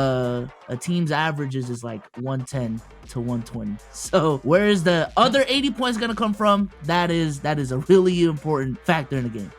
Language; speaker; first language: English; native; English